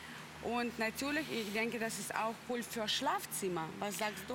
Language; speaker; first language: German; non-native, learner; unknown